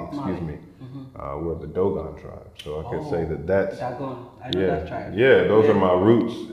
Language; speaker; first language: English; native; English